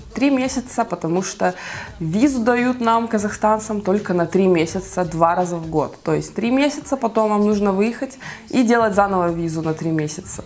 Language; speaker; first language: Russian; native; Russian